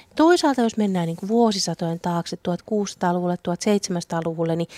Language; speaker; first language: Finnish; native; Finnish